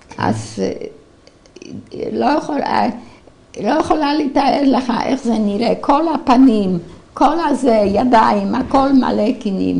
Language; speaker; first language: Hebrew; non-native, fluent; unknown